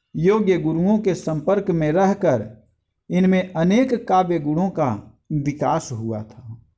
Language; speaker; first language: Hindi; native; Hindi